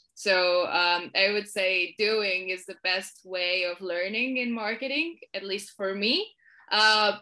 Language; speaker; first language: English; non-native, fluent; Polish